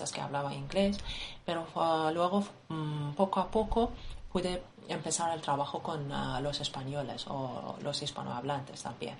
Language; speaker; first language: Spanish; non-native, fluent; Persian